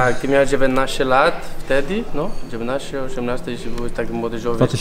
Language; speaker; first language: Polish; non-native, learner; Spanish